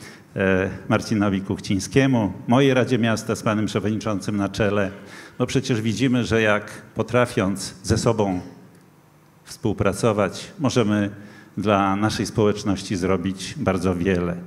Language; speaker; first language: Polish; native; Polish